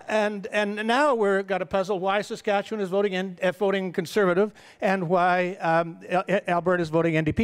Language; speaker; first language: English; native; English